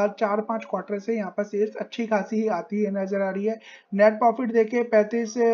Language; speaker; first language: Hindi; native; Hindi